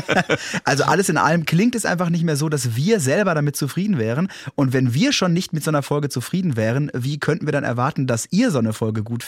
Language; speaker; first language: German; native; German